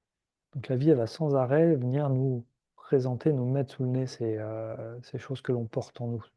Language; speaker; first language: French; native; French